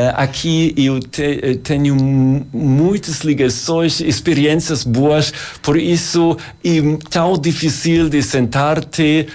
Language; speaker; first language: Portuguese; non-native, learner; German